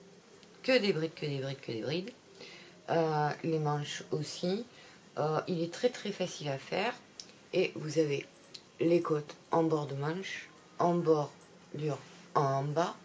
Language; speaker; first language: French; native; French